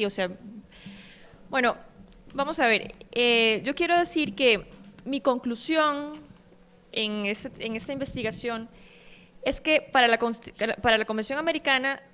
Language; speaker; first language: Spanish; native; Spanish